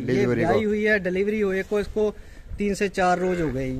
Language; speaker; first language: Hindi; native; Hindi